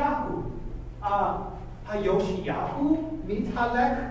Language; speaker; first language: Hebrew; non-native, fluent; English